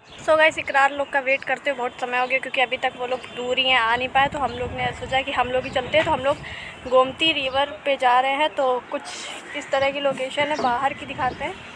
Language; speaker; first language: Hindi; native; Hindi